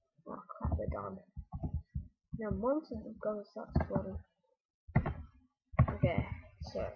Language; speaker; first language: English; native; English